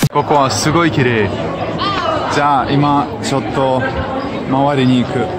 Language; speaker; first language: Japanese; non-native, learner; Russian